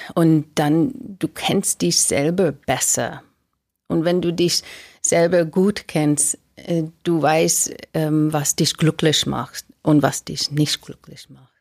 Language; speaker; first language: German; non-native, fluent; English